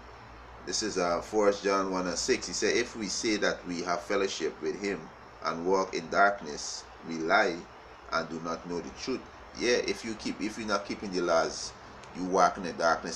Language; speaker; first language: English; native; English